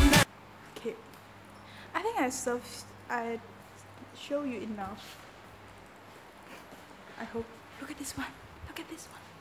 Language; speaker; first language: English; non-native, learner; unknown